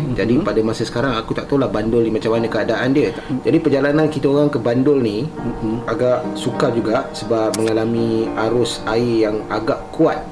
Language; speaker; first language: Malay; native; Malay